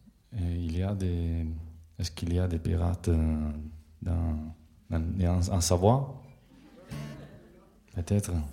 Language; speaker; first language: French; non-native, learner; Italian